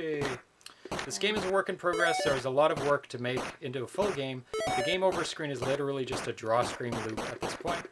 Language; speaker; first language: English; native; English